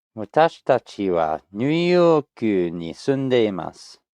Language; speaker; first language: Japanese; non-native, learner; English